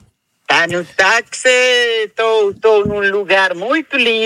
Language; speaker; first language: Portuguese; non-native, local second language; Kabuverdianu